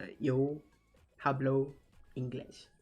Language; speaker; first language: Spanish; non-native, learner; English